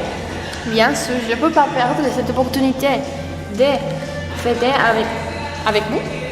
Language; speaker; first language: French; non-native, learner; Spanish